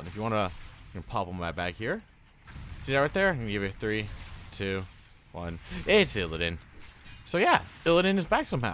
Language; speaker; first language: English; native; English